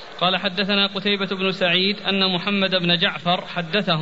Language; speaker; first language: Arabic; native; Arabic